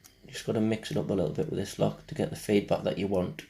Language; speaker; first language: English; native; English